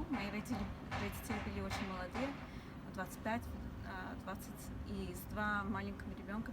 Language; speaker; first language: Russian; early bilingual, heritage; English